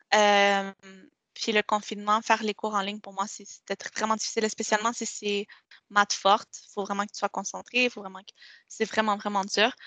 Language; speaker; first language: French; non-native, local second language; Spanish